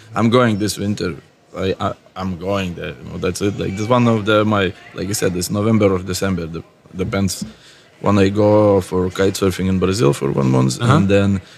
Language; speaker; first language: English; non-native, fluent; Lithuanian